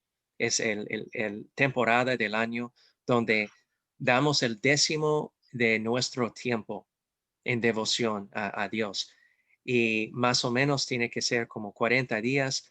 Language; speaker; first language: Spanish; non-native, fluent; English